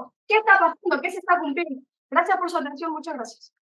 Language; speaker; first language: Spanish; native; Spanish